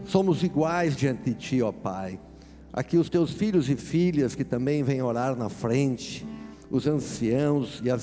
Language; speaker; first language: Portuguese; native; Portuguese